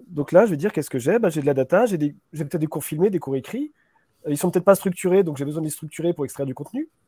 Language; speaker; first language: French; native; French